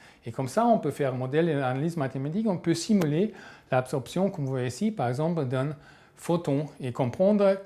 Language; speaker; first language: French; non-native, fluent; German